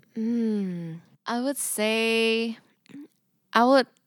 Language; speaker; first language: English; non-native, fluent; Indonesian